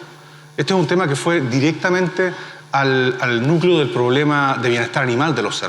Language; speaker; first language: Spanish; native; Spanish